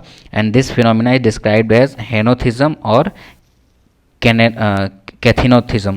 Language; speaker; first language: Hindi; native; Hindi